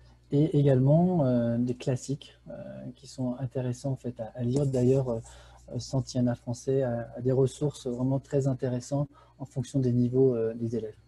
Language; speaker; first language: French; native; French